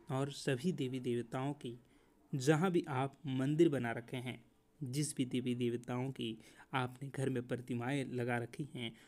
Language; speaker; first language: Hindi; native; Hindi